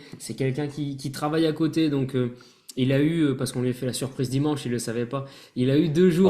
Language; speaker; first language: French; native; French